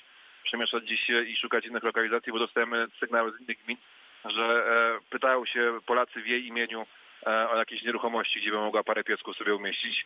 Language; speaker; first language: Polish; native; Polish